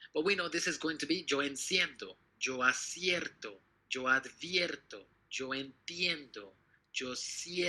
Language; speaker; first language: Spanish; non-native, fluent; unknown